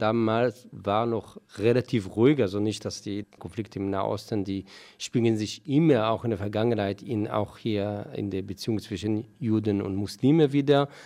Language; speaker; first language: German; non-native, fluent; Hebrew